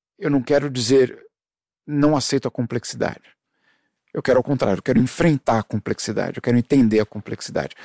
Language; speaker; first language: Portuguese; native; Portuguese